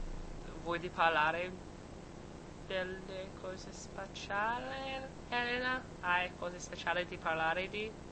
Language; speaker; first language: Italian; non-native, learner; English